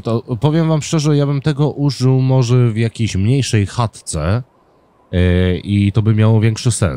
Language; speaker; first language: Polish; native; Polish